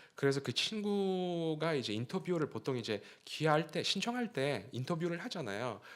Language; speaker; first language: Korean; non-native, fluent; Russian